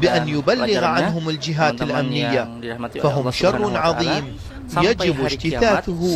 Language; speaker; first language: Arabic; native; Arabic